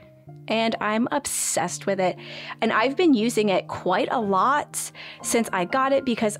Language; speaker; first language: English; native; English